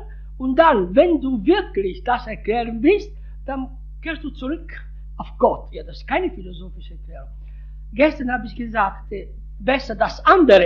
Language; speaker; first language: German; non-native, fluent; Italian